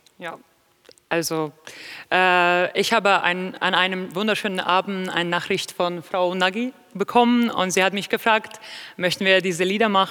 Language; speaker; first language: German; non-native, fluent; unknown